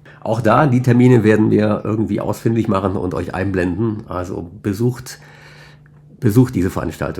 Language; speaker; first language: German; native; German